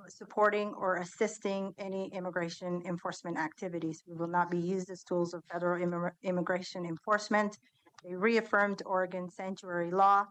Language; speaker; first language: English; early bilingual, other home language; Somali